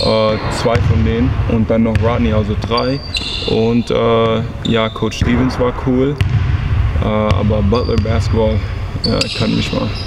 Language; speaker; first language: German; early bilingual, heritage; English